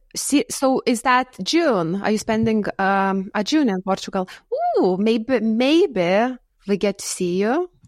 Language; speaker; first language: English; non-native, fluent; Lithuanian